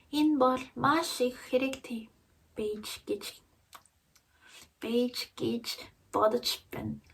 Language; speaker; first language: Mongolian; non-native, learner; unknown